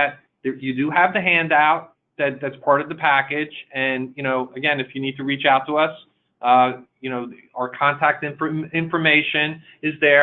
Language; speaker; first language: English; native; English